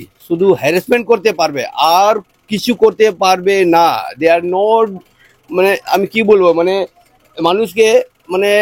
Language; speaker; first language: Bangla; non-native, local second language; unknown